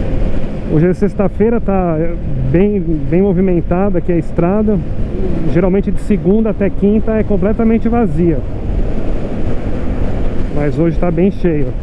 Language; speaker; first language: Portuguese; native; Portuguese